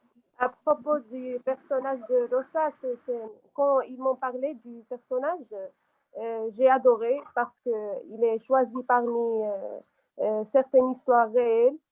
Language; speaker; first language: French; non-native, local second language; Arabic